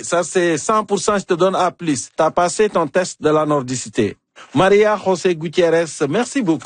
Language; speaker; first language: French; native; French